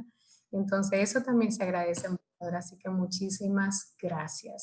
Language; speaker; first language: Spanish; native; Spanish